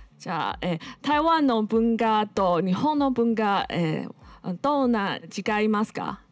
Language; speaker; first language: Japanese; non-native, learner; Chinese